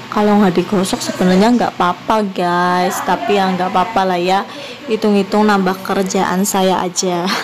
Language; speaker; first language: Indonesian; non-native, local second language; Javanese